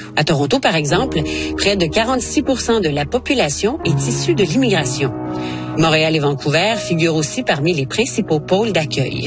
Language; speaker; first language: French; native; French